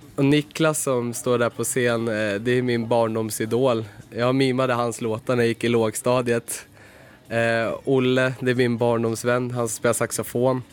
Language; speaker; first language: Swedish; native; Swedish